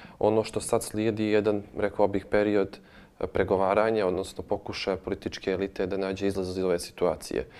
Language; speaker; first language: Bosnian; native; Bosnian